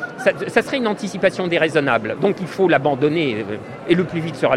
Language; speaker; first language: French; native; French